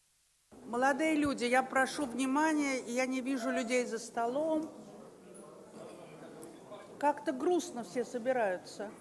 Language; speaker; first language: Russian; native; Russian